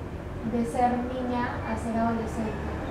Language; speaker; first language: Spanish; native; Spanish